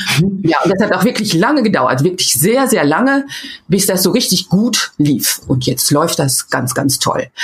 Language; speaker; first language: German; native; German